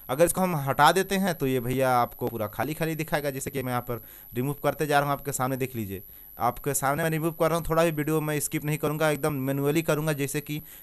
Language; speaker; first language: Hindi; native; Hindi